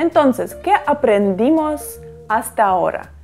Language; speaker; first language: Spanish; non-native, fluent; Russian